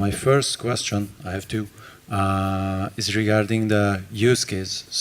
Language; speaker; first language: English; non-native, fluent; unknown